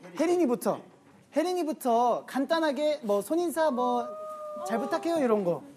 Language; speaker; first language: Korean; native; Korean